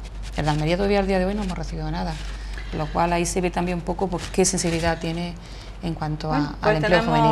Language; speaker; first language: Spanish; native; Spanish